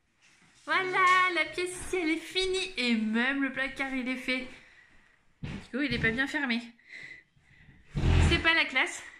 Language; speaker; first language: French; native; French